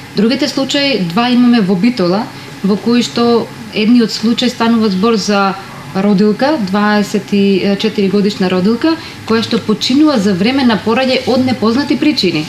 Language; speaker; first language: Macedonian; non-native, local second language; Romany